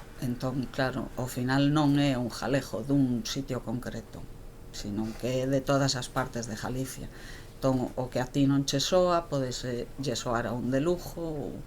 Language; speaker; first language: Galician; non-native, local second language; Spanish